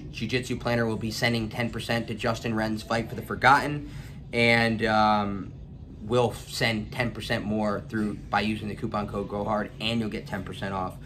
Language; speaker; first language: English; native; English